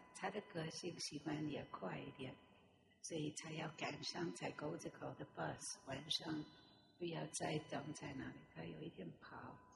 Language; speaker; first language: Chinese; non-native, fluent; English